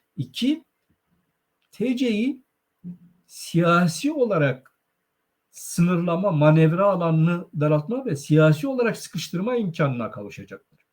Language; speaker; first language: Turkish; non-native, local second language; Zaza